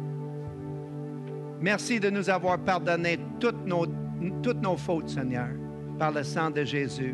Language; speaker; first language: French; native; French